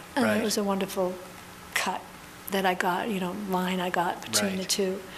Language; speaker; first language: English; native; English